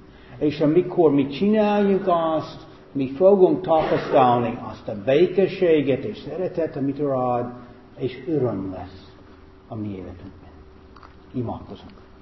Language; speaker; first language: Hungarian; non-native, fluent; English